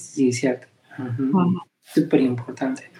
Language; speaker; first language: Spanish; early bilingual, heritage; Spanish